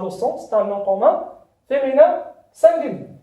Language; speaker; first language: French; non-native, local second language; Arabic